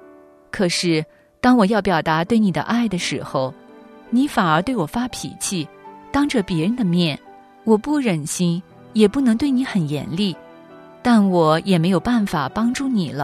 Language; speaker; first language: Chinese; native; Chinese